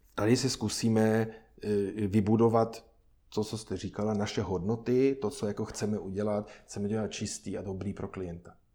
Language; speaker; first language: Czech; non-native, fluent; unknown